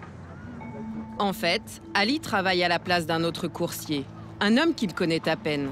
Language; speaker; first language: French; native; French